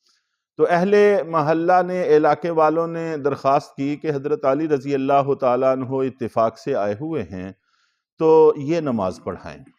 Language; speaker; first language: Urdu; native; Urdu